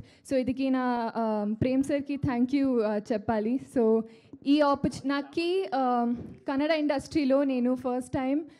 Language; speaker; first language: Telugu; non-native, learner; Kannada